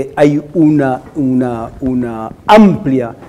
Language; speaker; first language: Spanish; non-native, fluent; Arabic